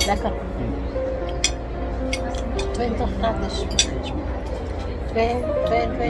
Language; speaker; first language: Dutch; non-native, fluent; Indonesian